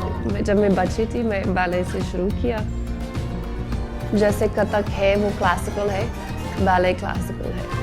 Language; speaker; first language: Hindi; non-native, learner; English